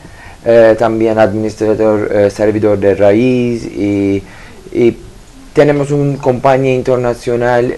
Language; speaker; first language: Spanish; non-native, learner; Turkish